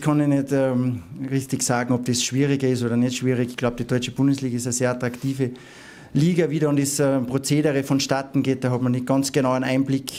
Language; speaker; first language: German; native; German